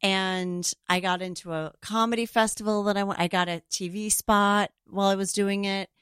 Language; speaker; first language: English; native; English